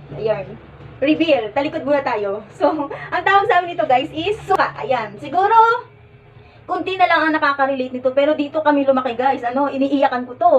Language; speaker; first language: Filipino; native; Filipino